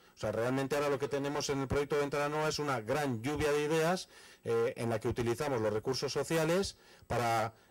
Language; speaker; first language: Spanish; native; Spanish